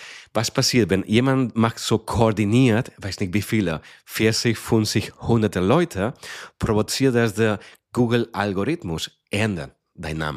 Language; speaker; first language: German; non-native, fluent; Spanish